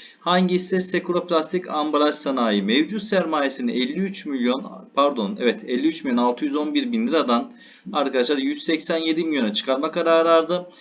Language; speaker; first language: Turkish; native; Turkish